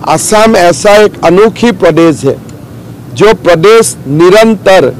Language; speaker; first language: Hindi; non-native, local second language; Assamese